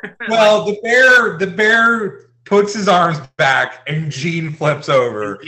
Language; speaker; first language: English; native; English